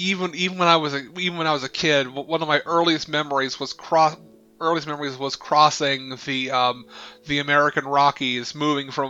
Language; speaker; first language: English; native; English